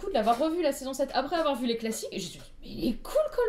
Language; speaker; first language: French; native; French